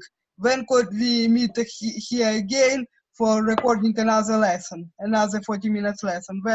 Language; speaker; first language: English; non-native, fluent; Russian